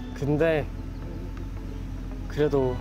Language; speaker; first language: Korean; native; Korean